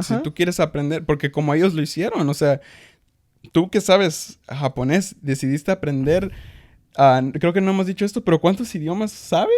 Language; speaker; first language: Spanish; early bilingual, heritage; Spanish